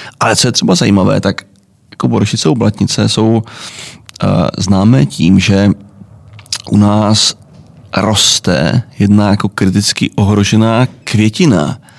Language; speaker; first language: Czech; native; Czech